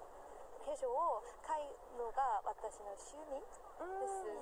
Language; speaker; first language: Japanese; non-native, learner; Korean